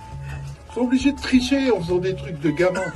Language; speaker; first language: French; native; French